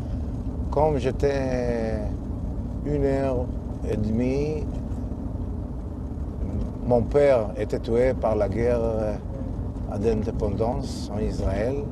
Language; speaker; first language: French; non-native, learner; Hebrew